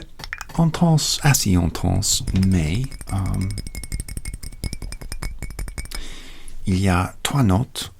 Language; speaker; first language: French; non-native, learner; English